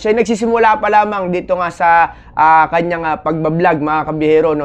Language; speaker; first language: Filipino; native; Filipino